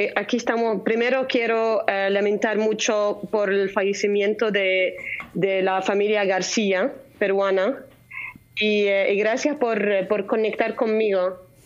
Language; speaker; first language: Spanish; non-native, fluent; Arabic